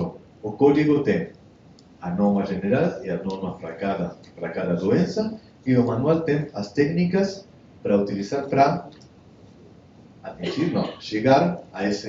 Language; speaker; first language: Portuguese; non-native, learner; Spanish